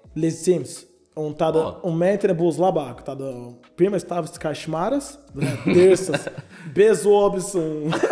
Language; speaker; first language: Latvian; non-native, learner; Portuguese